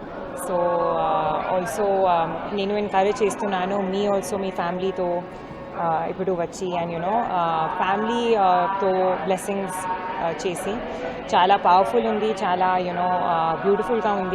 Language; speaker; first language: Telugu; non-native, learner; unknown